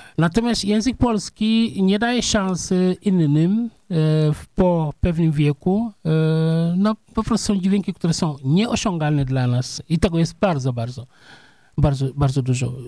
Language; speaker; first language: Polish; non-native, fluent; Serer